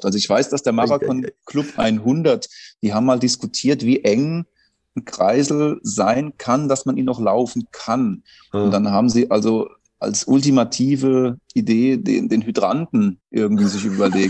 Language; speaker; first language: German; native; German